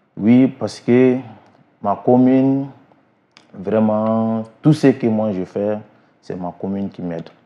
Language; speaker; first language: French; non-native, local second language; Bambara